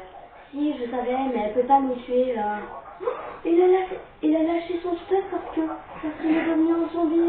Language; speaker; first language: French; native; French